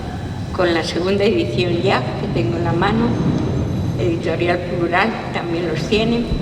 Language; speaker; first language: Spanish; non-native, fluent; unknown